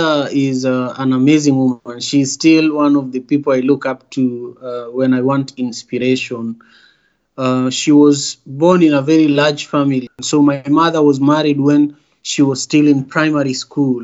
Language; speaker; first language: English; non-native, local second language; Luo (Kenya and Tanzania)